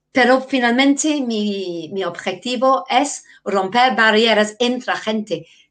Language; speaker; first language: Spanish; non-native, fluent; English